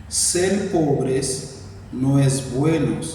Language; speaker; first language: Spanish; non-native, fluent; Haitian Creole